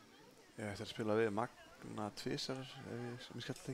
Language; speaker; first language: Icelandic; native; Icelandic